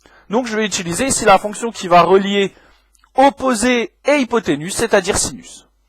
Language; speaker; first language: French; native; French